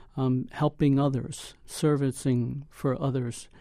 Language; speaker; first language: English; native; English